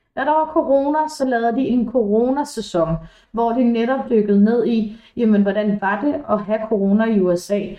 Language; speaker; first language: Danish; early bilingual, other home language; English